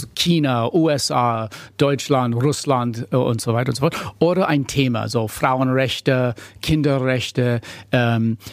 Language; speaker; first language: German; non-native, fluent; English